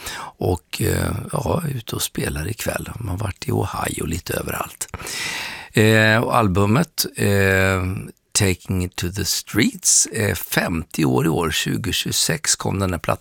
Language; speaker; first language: Swedish; native; Swedish